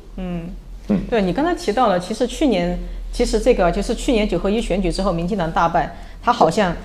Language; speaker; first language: Chinese; native; Chinese